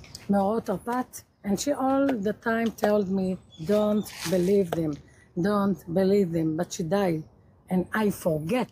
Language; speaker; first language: English; non-native, learner; Hebrew